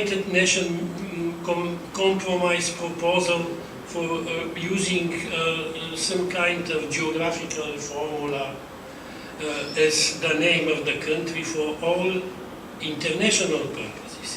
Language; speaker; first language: English; non-native, fluent; Bulgarian